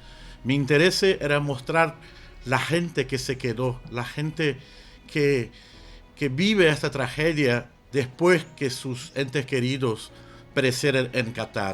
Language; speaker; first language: Spanish; non-native, fluent; Portuguese